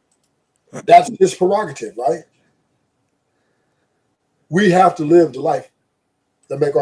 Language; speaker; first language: English; native; English